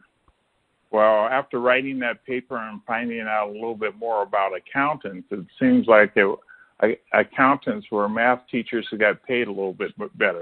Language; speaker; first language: English; native; English